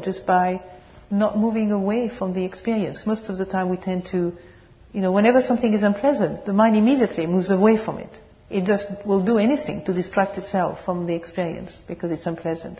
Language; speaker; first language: English; non-native, fluent; French